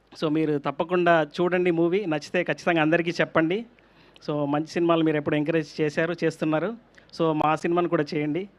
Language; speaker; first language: Telugu; native; Telugu